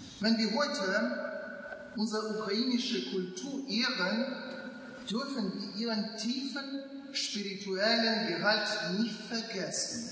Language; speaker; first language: German; non-native, fluent; Ukrainian